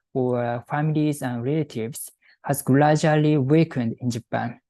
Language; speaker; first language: English; non-native, fluent; Japanese